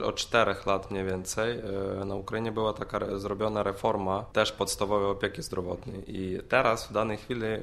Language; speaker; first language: Polish; non-native, fluent; Ukrainian